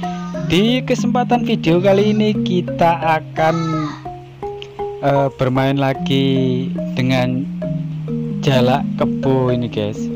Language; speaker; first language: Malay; non-native, local second language; Javanese